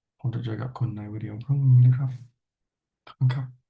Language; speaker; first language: Thai; non-native, fluent; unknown